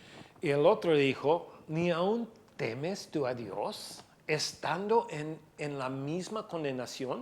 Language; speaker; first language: Spanish; non-native, fluent; English